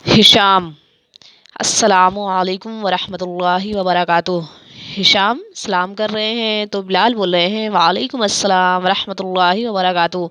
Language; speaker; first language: Urdu; native; Urdu